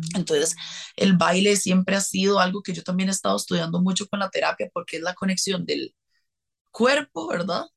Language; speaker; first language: Spanish; native; Spanish